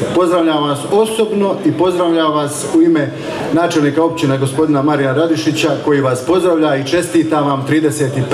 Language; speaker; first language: Croatian; native; Croatian